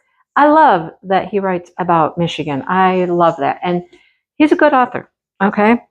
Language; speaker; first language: English; native; English